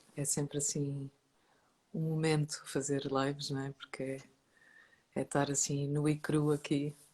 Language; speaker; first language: Portuguese; native; Portuguese